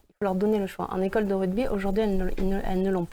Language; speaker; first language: French; native; French